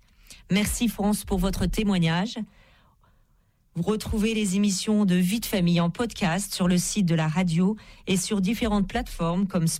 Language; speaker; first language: French; native; French